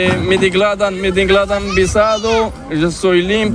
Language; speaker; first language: Spanish; non-native, learner; Arabic